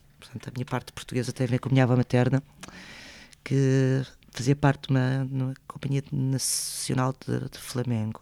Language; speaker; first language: Portuguese; early bilingual, other home language; Spanish